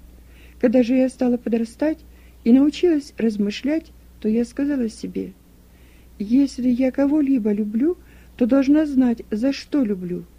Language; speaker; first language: Russian; native; Russian